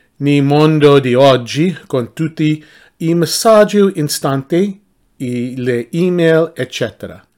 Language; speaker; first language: Italian; non-native, learner; English